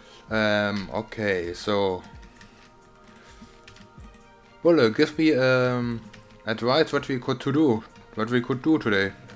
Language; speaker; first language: English; non-native, learner; German